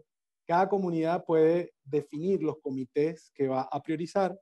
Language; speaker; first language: Spanish; native; Spanish